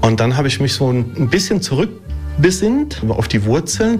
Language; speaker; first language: German; early bilingual, other home language; Italian